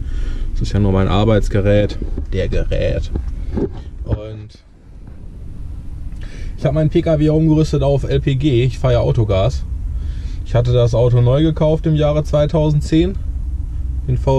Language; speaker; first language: German; native; German